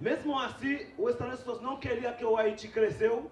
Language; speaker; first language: Portuguese; non-native, fluent; Haitian Creole